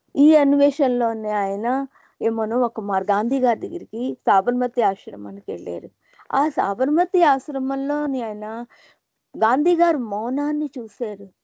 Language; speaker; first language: Telugu; non-native, local second language; Hindi